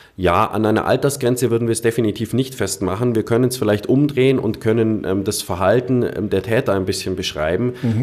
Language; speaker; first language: German; native; German